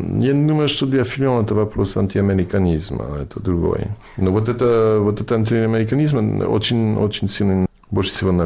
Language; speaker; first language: Russian; non-native, fluent; English